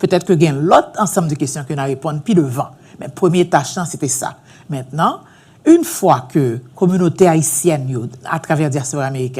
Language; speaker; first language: Haitian Creole; early bilingual, heritage; Haitian Creole